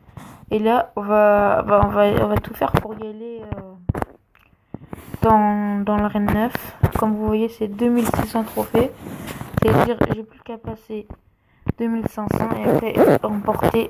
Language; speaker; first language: French; native; French